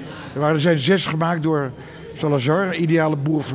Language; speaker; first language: Dutch; native; Dutch